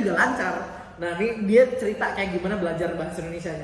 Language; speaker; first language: Indonesian; native; Indonesian